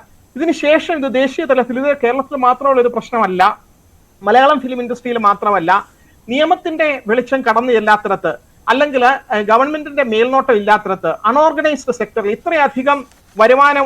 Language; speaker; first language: Malayalam; native; Malayalam